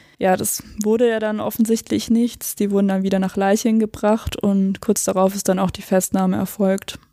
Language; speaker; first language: German; native; German